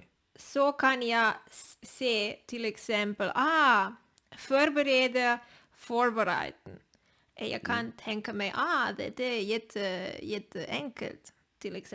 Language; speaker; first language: Swedish; non-native, learner; Spanish